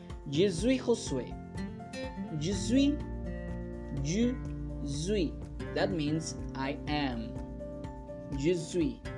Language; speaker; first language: French; non-native, fluent; Spanish